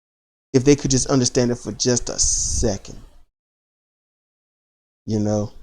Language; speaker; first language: English; native; English